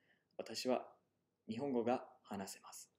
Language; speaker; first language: Japanese; non-native, fluent; English